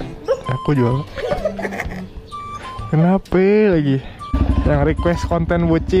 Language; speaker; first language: Indonesian; native; Indonesian